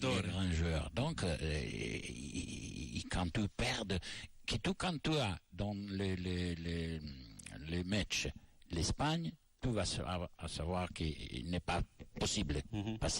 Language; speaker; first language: French; non-native, learner; Italian